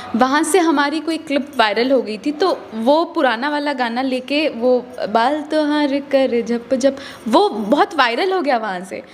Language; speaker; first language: Hindi; native; Hindi